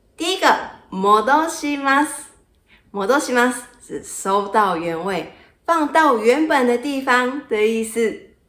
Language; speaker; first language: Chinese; non-native, fluent; Japanese